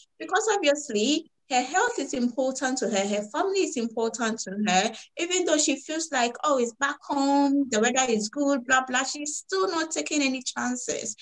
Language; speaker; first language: English; native; English